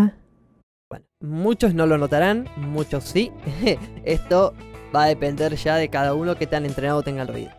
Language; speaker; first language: Spanish; native; Spanish